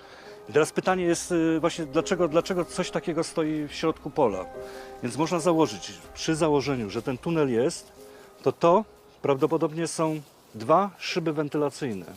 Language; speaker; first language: Polish; native; Polish